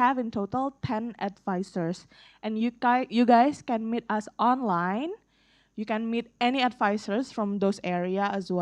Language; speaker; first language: English; non-native, fluent; Indonesian